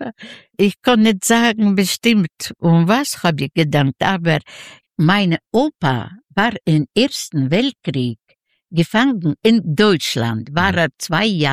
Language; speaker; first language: German; early bilingual, other home language; Yiddish